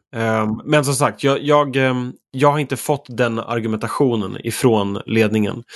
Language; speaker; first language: Swedish; native; Swedish